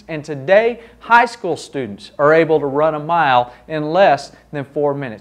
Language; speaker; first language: English; native; English